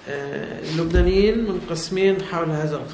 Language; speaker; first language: Arabic; native; Arabic